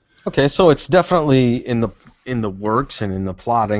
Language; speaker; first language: English; native; English